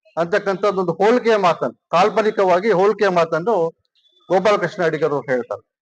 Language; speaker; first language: Kannada; native; Kannada